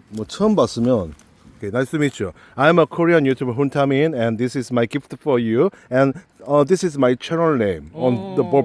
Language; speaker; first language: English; non-native, learner; Korean